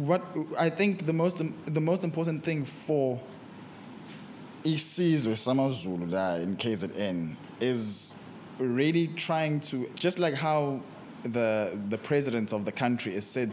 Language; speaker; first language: English; non-native, local second language; Zulu